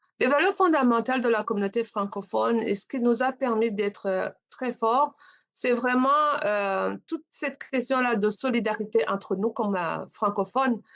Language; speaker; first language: French; non-native, local second language; Rundi